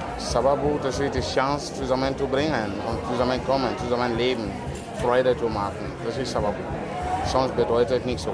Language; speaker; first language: German; non-native, learner; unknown